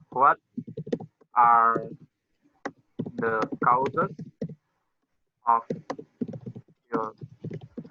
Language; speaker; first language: English; non-native, learner; Indonesian